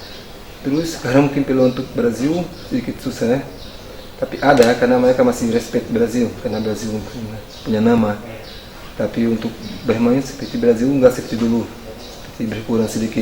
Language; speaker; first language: Indonesian; non-native, fluent; Portuguese